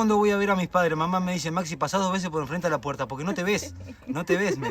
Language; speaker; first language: Spanish; native; Spanish